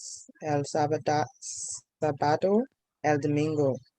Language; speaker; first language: Spanish; non-native, learner; English